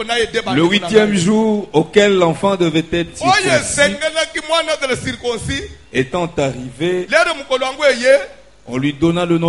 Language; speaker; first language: French; non-native, local second language; Lingala